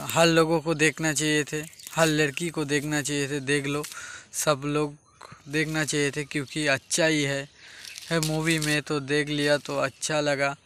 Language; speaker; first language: Hindi; non-native, local second language; Bangla